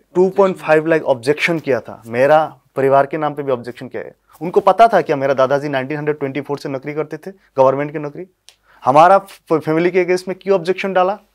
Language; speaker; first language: Hindi; non-native, local second language; Bangla